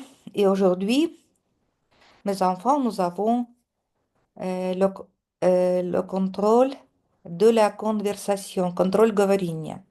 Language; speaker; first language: French; non-native, fluent; Russian